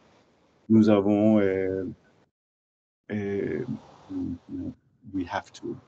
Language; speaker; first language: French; non-native, learner; English